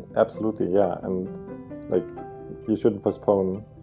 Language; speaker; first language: English; non-native, fluent; German